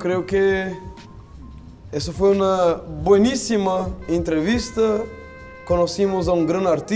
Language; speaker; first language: Spanish; non-native, fluent; Portuguese